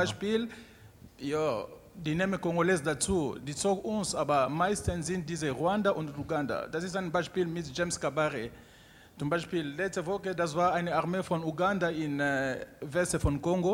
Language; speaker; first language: German; non-native, learner; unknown